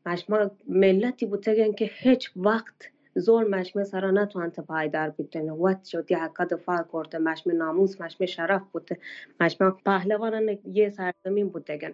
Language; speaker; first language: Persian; non-native, local second language; Baluchi